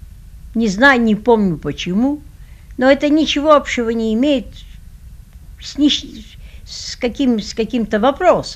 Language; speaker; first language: Russian; early bilingual, heritage; Russian